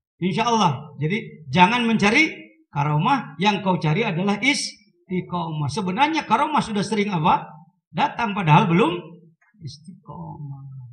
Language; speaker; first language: Indonesian; non-native, local second language; Sundanese